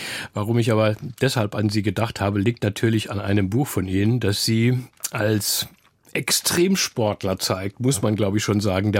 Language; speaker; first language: German; native; German